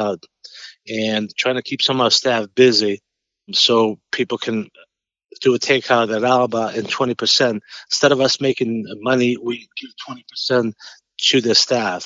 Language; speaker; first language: English; non-native, fluent; Albanian